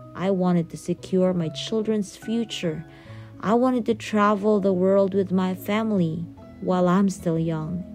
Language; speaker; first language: English; non-native, local second language; Cebuano